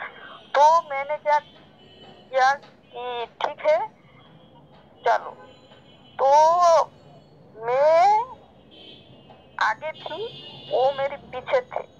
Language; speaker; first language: Hindi; non-native, learner; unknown